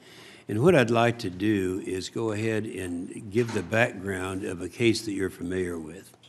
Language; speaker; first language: English; native; English